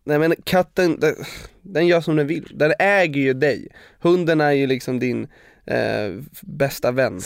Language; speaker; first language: Swedish; native; Swedish